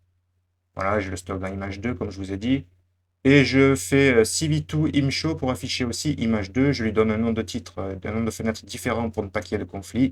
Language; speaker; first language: French; native; French